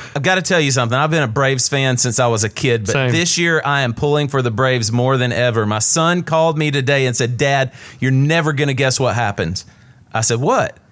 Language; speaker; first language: English; native; English